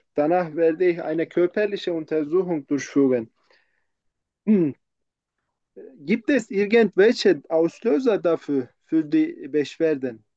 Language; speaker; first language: German; non-native, learner; Turkish